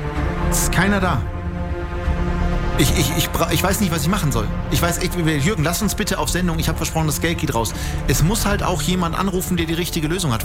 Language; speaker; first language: German; native; German